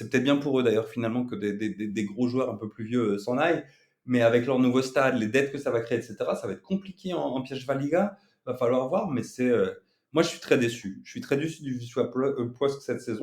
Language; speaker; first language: French; native; French